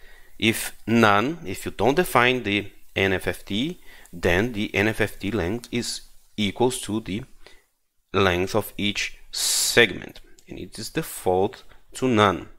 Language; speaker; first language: English; non-native, fluent; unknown